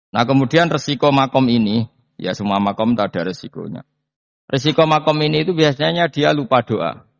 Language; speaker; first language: Indonesian; non-native, local second language; Javanese